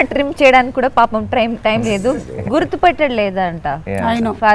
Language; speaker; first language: Telugu; non-native, learner; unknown